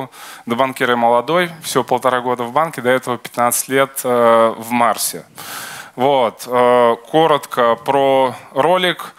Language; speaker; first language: Russian; native; Russian